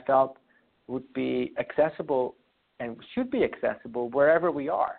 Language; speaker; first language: English; non-native, fluent; Western Frisian